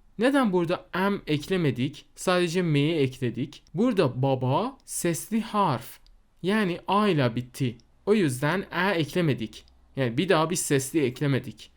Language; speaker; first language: Turkish; non-native, fluent; Persian